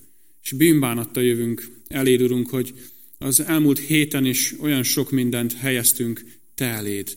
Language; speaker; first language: Hungarian; native; Hungarian